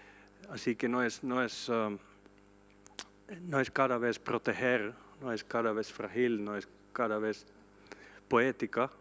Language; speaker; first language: Spanish; non-native, fluent; Swedish